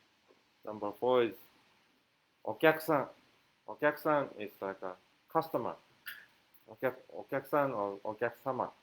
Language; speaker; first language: English; non-native, fluent; Japanese